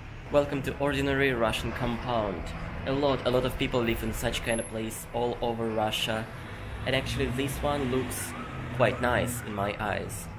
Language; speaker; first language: English; non-native, fluent; Russian